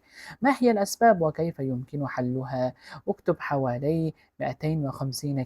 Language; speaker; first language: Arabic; non-native, fluent; Uzbek